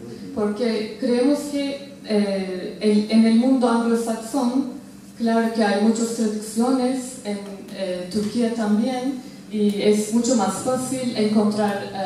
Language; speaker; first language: Spanish; non-native, fluent; Turkish